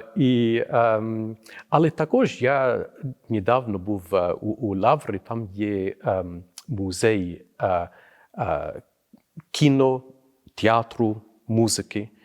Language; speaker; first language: Ukrainian; non-native, fluent; English